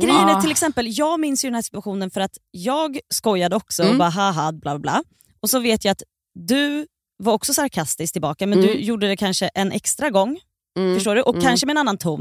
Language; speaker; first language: Swedish; native; Swedish